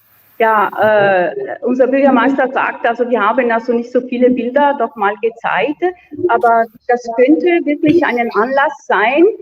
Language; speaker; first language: German; non-native, fluent; Italian